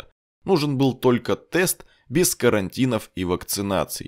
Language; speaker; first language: Russian; native; Russian